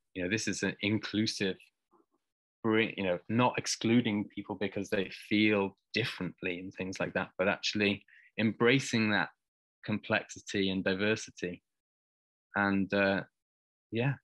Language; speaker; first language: English; native; English